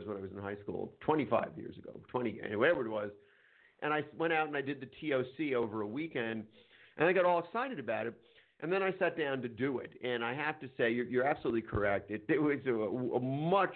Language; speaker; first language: English; native; English